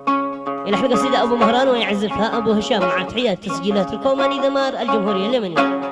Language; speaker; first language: Arabic; native; Arabic